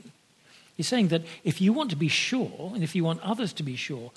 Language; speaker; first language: English; native; English